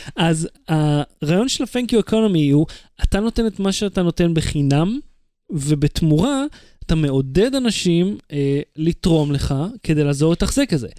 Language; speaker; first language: Hebrew; native; Hebrew